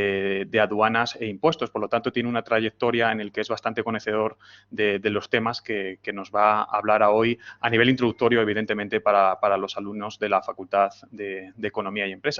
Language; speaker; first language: Spanish; native; Spanish